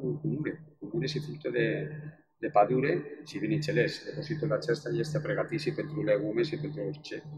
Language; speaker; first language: Romanian; non-native, fluent; Spanish